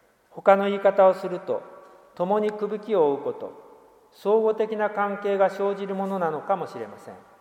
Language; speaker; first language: Japanese; native; Japanese